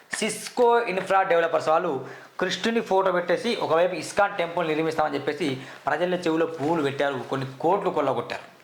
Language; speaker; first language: Telugu; native; Telugu